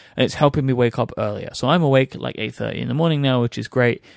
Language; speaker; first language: English; native; English